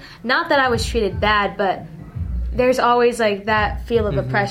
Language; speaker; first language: English; early bilingual, other home language; Min Nan Chinese